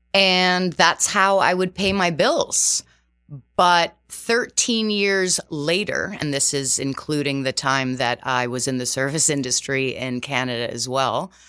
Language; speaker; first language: English; non-native, fluent; Portuguese